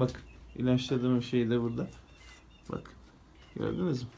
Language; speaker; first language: Turkish; native; Turkish